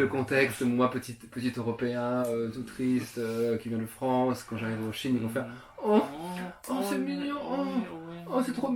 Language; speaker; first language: French; native; French